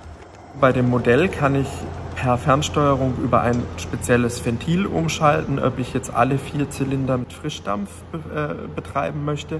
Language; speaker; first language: German; native; German